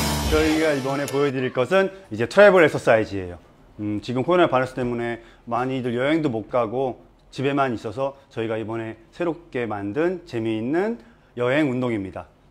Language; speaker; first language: Korean; native; Korean